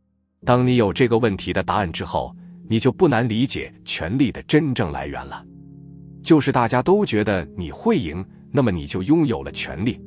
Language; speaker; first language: Chinese; native; Chinese